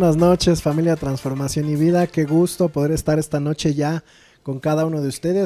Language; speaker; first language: Spanish; native; Spanish